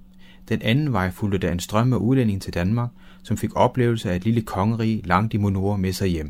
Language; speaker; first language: Danish; native; Danish